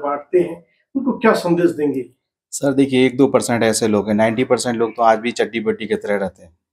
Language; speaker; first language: Hindi; native; Hindi